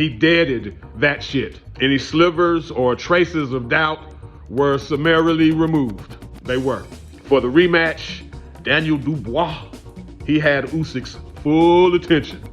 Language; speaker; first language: English; native; English